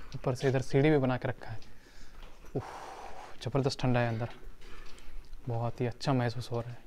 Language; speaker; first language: Hindi; native; Hindi